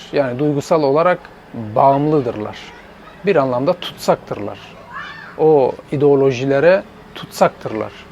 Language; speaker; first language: Turkish; non-native, local second language; Zaza